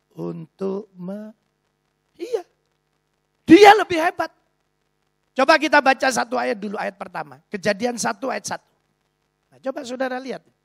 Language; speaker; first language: Indonesian; native; Indonesian